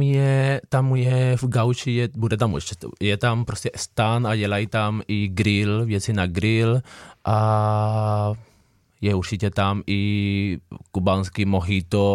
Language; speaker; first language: Czech; non-native, fluent; Spanish